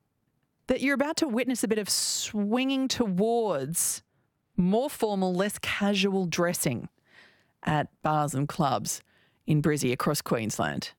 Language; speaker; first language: English; native; English